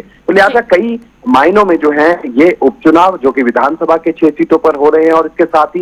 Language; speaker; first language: Hindi; native; Hindi